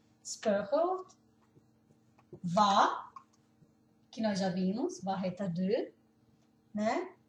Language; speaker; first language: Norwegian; non-native, learner; Portuguese